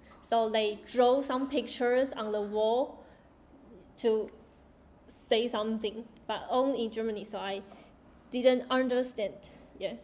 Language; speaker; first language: English; non-native, learner; Chinese